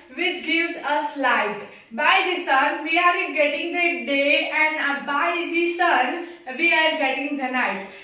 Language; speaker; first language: English; non-native, local second language; Hindi